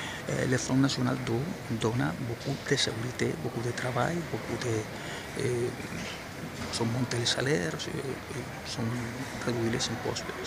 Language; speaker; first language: French; non-native, learner; Spanish